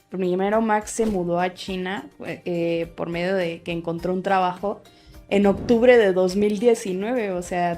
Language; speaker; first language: Spanish; native; Spanish